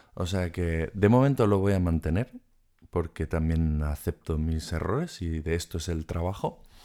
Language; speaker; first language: Spanish; non-native, fluent; German